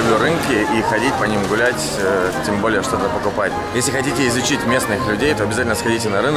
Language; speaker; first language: Russian; native; Russian